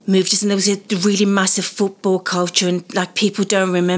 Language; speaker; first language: English; early bilingual, other home language; Persian